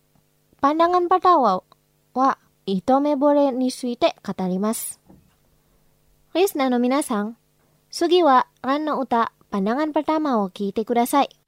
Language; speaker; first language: Japanese; non-native, fluent; Indonesian